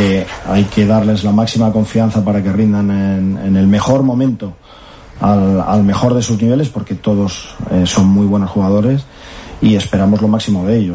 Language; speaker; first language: Spanish; native; Spanish